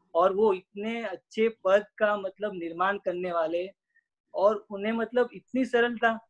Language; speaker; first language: Hindi; non-native, local second language; Gujarati